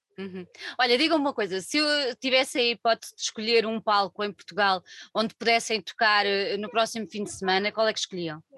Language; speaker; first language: Portuguese; native; Portuguese